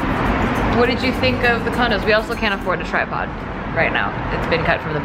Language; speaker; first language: English; native; English